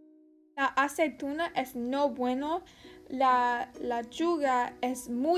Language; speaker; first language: Spanish; non-native, learner; English